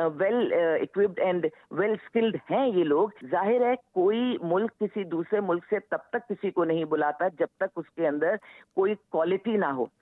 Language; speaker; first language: Urdu; native; Urdu